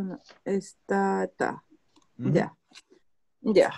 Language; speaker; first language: Italian; non-native, learner; Spanish